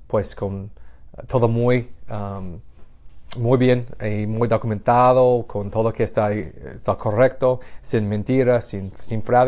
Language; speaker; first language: Spanish; non-native, fluent; English